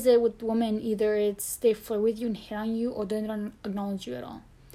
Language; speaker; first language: English; non-native, fluent; Spanish